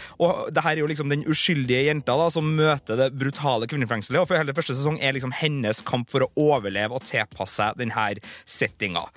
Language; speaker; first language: Norwegian; native; Norwegian